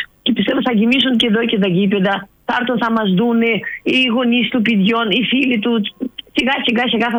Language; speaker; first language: Greek; non-native, learner; Russian